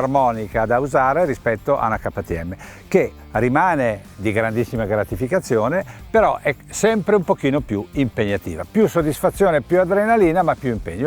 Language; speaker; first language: Italian; native; Italian